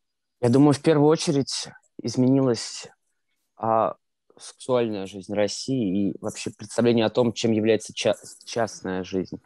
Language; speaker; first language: Russian; native; Russian